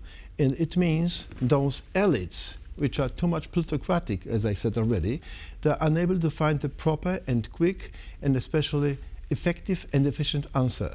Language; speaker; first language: English; non-native, fluent; Polish